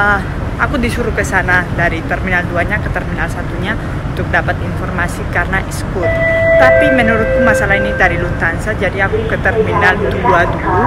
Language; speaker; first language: Indonesian; non-native, fluent; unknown